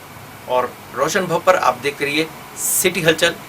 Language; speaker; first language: Hindi; native; Hindi